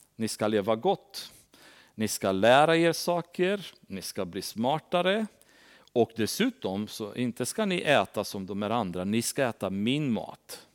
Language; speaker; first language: Swedish; non-native, fluent; Romanian